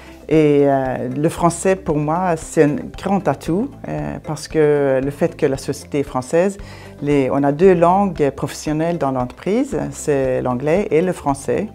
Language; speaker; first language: French; non-native, fluent; Swedish